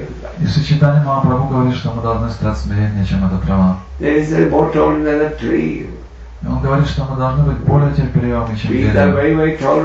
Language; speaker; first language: Russian; native; Russian